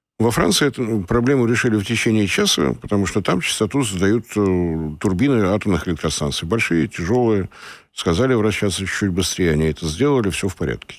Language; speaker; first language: Russian; native; Russian